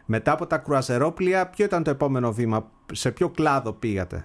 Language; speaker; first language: Greek; native; Greek